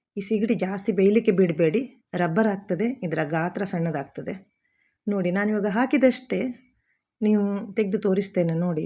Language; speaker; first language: Kannada; non-native, local second language; Konkani